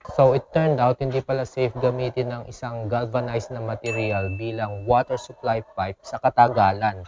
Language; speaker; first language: Filipino; native; Filipino